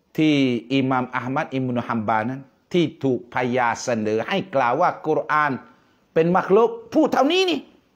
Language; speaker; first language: Thai; non-native, local second language; Pattani Malay